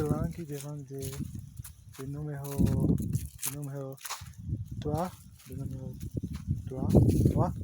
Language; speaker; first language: French; non-native, learner; Portuguese